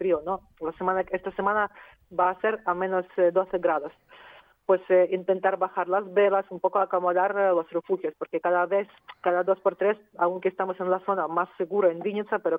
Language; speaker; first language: Spanish; non-native, fluent; Ukrainian